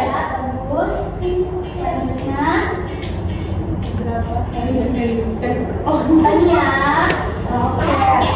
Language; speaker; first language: Indonesian; native; Indonesian